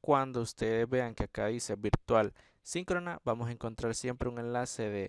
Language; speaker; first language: Spanish; native; Spanish